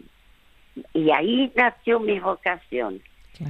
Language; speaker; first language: Spanish; early bilingual, other home language; French